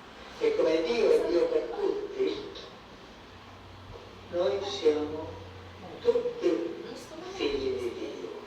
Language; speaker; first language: Italian; non-native, fluent; Spanish